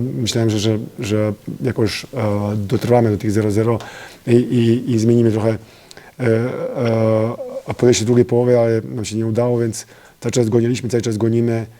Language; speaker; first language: Polish; non-native, fluent; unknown